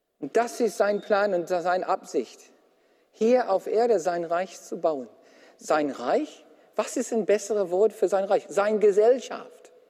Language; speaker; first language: German; non-native, fluent; English